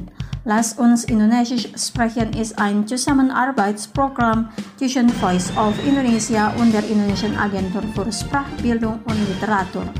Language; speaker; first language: German; non-native, fluent; Indonesian